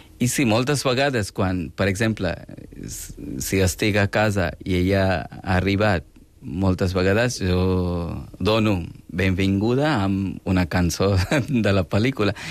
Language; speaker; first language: Catalan; non-native, fluent; Hindi